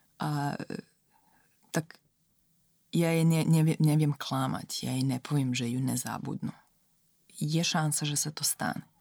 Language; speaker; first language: Slovak; non-native, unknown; Serbian